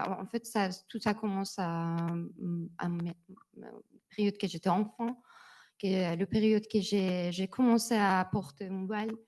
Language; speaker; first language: French; non-native, learner; Persian